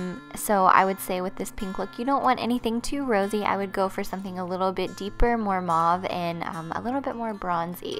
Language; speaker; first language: English; native; English